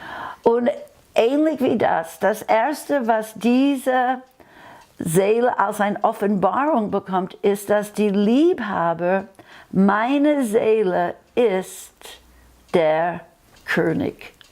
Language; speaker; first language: German; non-native, fluent; English